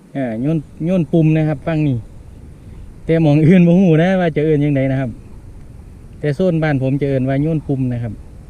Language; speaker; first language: Thai; native; Thai